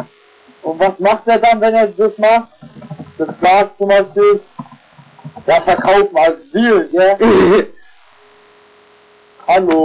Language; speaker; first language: German; non-native, local second language; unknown